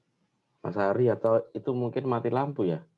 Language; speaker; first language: Indonesian; native; Indonesian